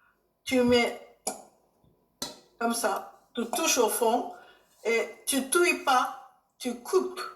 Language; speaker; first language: French; non-native, learner; Japanese